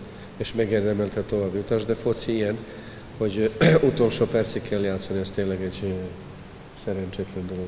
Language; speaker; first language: Hungarian; non-native, fluent; Serbian